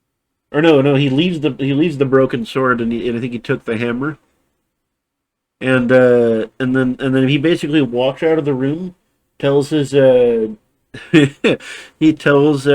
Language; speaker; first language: English; native; English